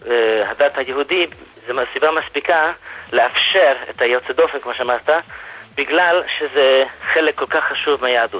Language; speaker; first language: Hebrew; non-native, fluent; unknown